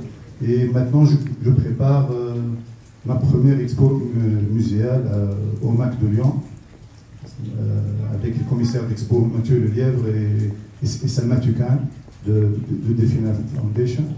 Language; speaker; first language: French; non-native, local second language; Arabic